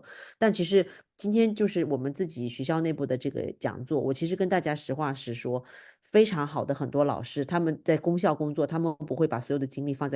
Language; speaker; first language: Chinese; native; Chinese